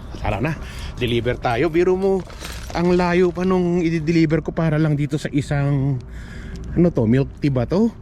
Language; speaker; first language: Filipino; native; Filipino